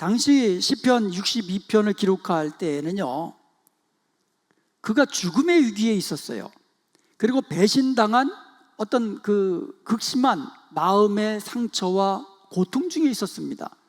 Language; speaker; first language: Korean; native; Korean